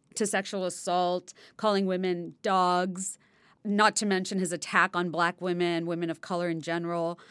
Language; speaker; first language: English; non-native, local second language; Bangla